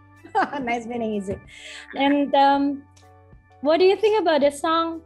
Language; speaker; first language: English; non-native, local second language; Indonesian